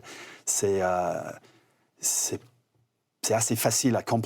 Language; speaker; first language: French; non-native, fluent; English